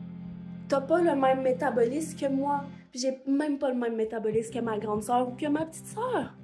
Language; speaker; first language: French; native; French